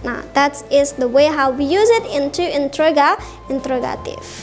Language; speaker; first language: English; non-native, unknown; Indonesian